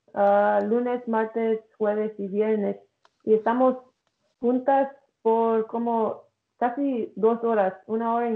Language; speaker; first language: Spanish; early bilingual, heritage; English